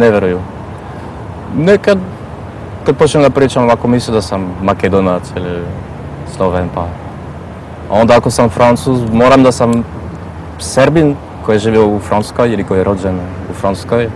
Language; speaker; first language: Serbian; non-native, fluent; French